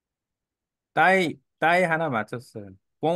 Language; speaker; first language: Korean; native; Korean